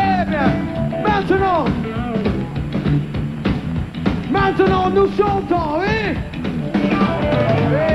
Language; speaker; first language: French; non-native, learner; English